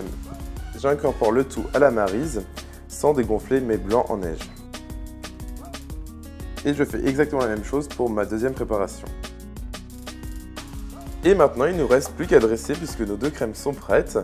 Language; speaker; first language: French; native; French